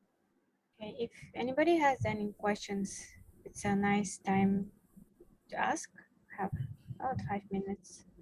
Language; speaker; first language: English; non-native, fluent; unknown